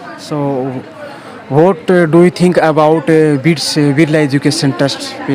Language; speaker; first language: English; non-native, local second language; Hindi